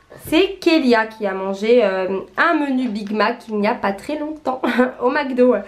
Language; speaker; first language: French; native; French